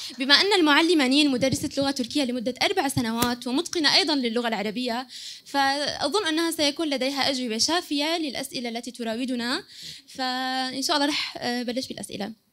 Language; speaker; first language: Arabic; native; Arabic